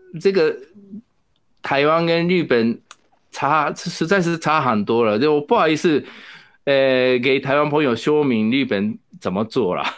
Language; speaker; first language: Chinese; non-native, fluent; Japanese